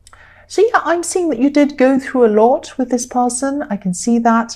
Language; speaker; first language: English; native; English